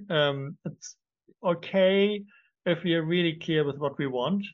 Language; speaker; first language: English; non-native, fluent; German